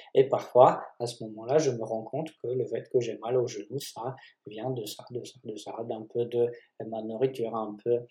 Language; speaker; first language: French; non-native, fluent; Polish